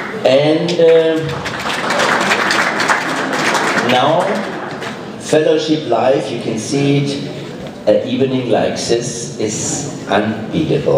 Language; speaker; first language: English; non-native, fluent; German